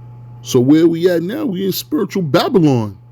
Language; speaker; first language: English; native; English